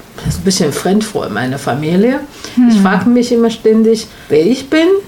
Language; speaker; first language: German; non-native, learner; Chinese